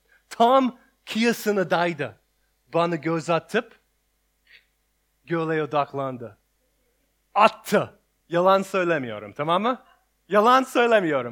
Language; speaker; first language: Turkish; non-native, learner; English